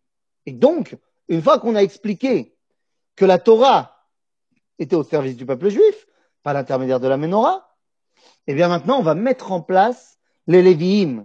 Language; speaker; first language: French; native; French